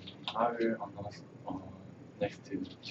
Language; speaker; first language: English; non-native, learner; Korean